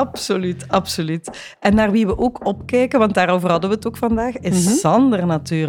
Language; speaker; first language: Dutch; native; Dutch